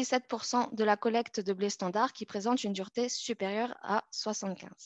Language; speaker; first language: French; native; French